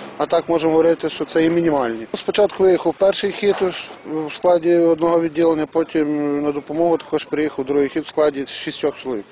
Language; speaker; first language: Ukrainian; native; Ukrainian